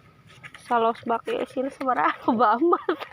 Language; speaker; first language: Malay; non-native, local second language; Sundanese